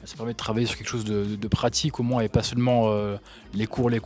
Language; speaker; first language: French; native; French